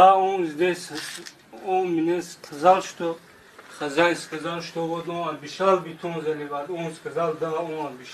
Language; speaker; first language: Russian; non-native, learner; Tajik